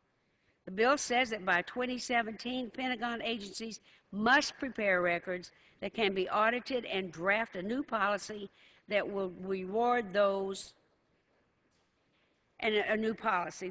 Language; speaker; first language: English; native; English